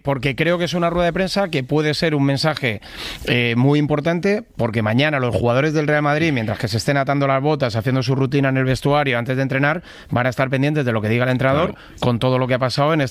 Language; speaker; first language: Spanish; native; Spanish